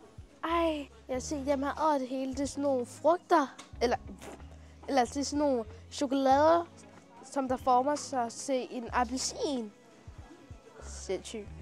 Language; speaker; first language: Danish; early bilingual, other home language; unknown